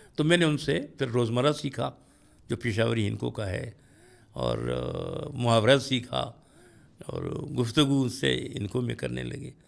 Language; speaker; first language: Urdu; non-native, local second language; Pashto